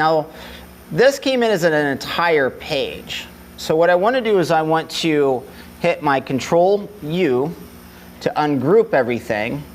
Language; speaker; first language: English; native; English